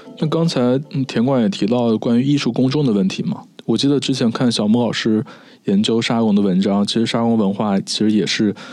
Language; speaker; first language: Chinese; native; Chinese